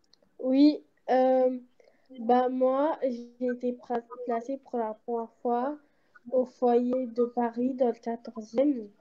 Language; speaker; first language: French; early bilingual, other home language; Portuguese